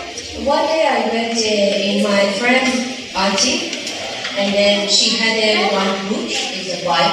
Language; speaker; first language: English; non-native, learner; Persian